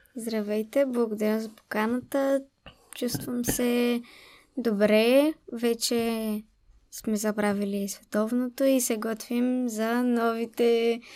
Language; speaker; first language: Bulgarian; early bilingual, heritage; Bulgarian